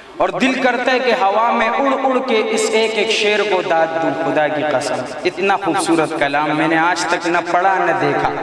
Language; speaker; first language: Urdu; non-native, local second language; Pashto